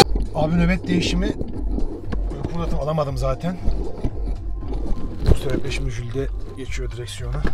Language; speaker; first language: Turkish; native; Turkish